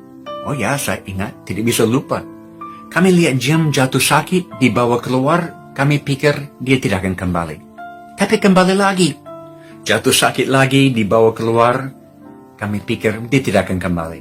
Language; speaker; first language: Indonesian; non-native, fluent; English